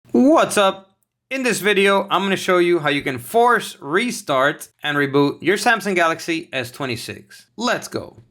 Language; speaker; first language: English; native; English